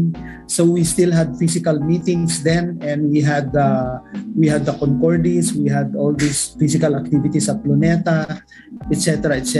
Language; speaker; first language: English; non-native, local second language; Iloko